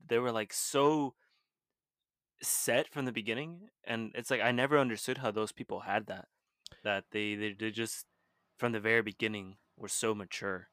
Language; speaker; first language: English; early bilingual, other home language; Spanish